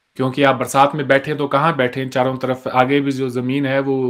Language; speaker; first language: Hindi; native; Hindi